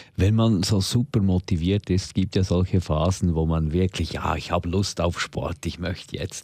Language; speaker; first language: German; native; German